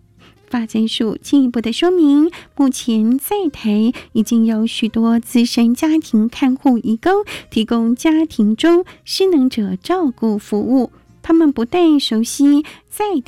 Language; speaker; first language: Chinese; native; Chinese